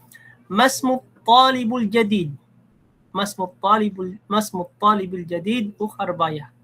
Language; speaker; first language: Arabic; non-native, fluent; Filipino